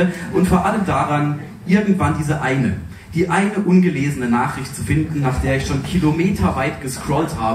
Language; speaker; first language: German; native; German